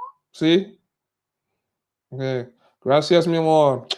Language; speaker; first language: Spanish; non-native, learner; English